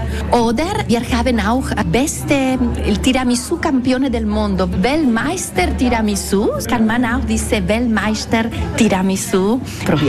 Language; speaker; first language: German; non-native, fluent; Italian